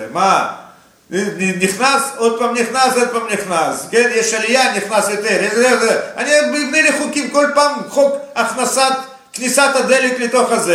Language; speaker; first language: Hebrew; non-native, fluent; Russian